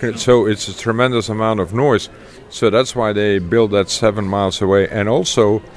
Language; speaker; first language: English; non-native, fluent; Dutch